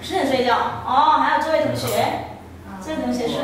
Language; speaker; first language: Chinese; non-native, fluent; Vietnamese